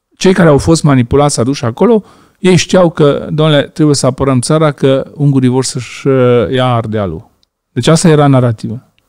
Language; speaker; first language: Romanian; non-native, local second language; Hungarian